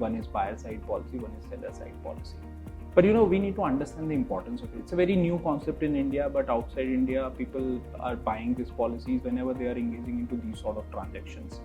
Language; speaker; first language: English; non-native, local second language; Hindi